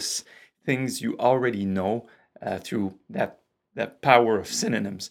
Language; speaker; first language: English; non-native, fluent; French